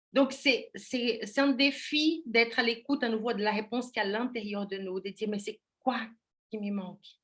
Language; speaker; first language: French; non-native, fluent; Portuguese